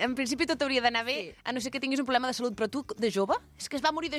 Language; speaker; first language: Catalan; native; Catalan